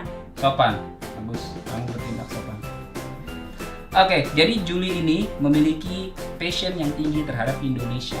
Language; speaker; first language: Indonesian; native; Indonesian